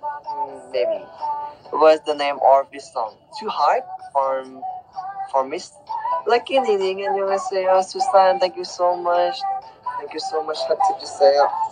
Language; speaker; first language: English; non-native, learner; Thai